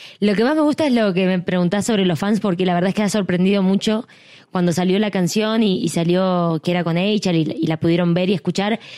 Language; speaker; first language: Spanish; native; Spanish